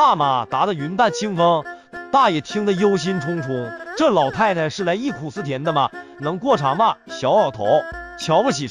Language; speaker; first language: Chinese; native; Chinese